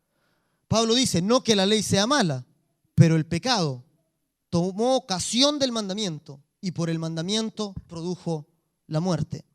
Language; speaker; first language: Spanish; native; Spanish